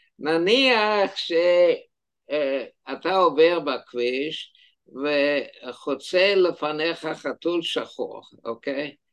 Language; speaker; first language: Hebrew; non-native, fluent; English